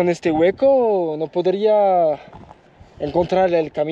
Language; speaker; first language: Spanish; non-native, learner; French